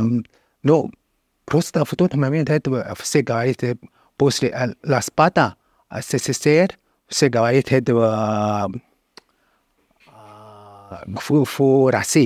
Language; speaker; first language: Russian; non-native, learner; Chinese